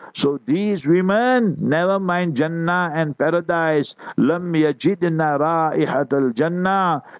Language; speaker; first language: English; native; English